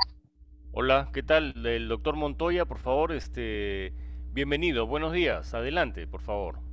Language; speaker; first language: Spanish; native; Spanish